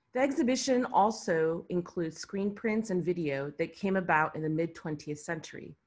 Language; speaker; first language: English; early bilingual, other home language; Arabic